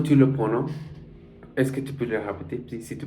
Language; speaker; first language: French; non-native, learner; Spanish